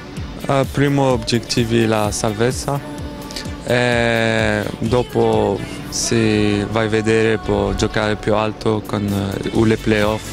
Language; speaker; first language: Italian; non-native, learner; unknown